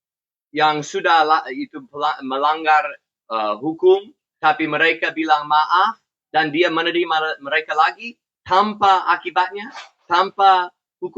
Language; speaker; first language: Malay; non-native, fluent; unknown